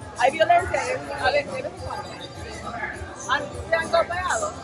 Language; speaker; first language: Spanish; non-native, learner; English